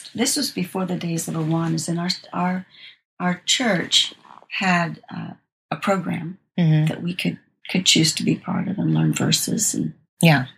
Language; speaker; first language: English; native; English